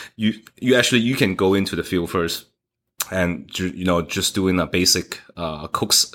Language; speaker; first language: English; early bilingual, other home language; Cantonese